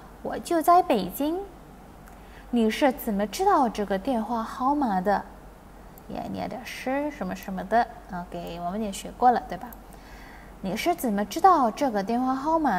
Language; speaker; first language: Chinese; non-native, fluent; Indonesian